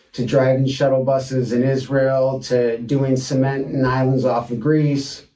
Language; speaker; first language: English; native; English